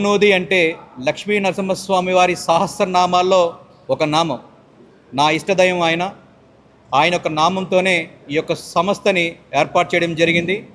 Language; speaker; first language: Telugu; native; Telugu